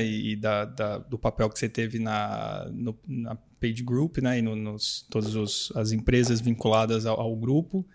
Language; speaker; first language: Portuguese; native; Portuguese